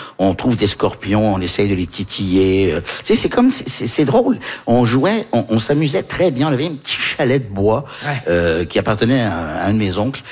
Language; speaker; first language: French; early bilingual, heritage; French